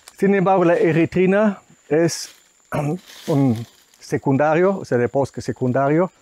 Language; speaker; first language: Spanish; non-native, fluent; German